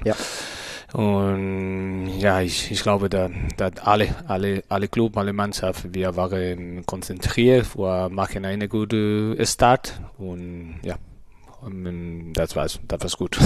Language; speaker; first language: German; non-native, learner; Spanish